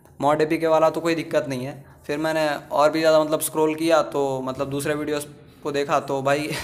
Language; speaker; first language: Hindi; native; Hindi